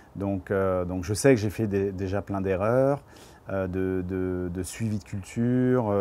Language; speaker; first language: French; native; French